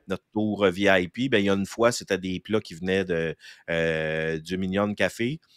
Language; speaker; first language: French; native; French